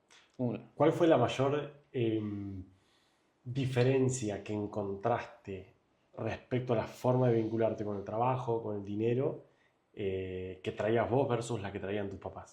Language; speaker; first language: Spanish; native; Spanish